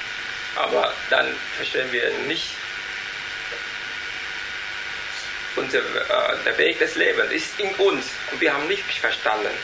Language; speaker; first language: German; non-native, learner; Vietnamese